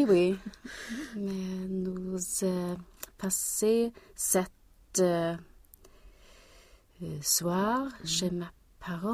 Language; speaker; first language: French; non-native, learner; Swedish